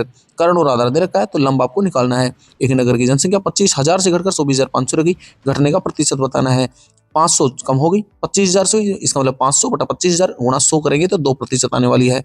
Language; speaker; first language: Hindi; native; Hindi